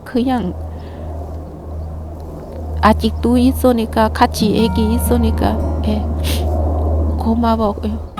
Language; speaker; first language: Korean; non-native, learner; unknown